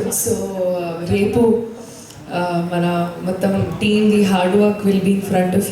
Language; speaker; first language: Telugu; non-native, local second language; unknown